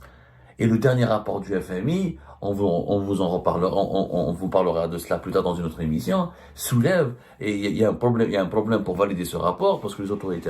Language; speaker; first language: French; non-native, local second language; Arabic